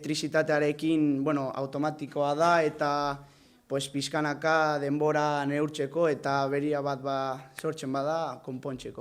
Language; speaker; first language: Basque; non-native, local second language; Spanish